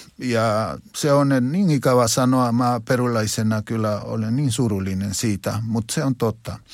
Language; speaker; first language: Finnish; non-native, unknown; Spanish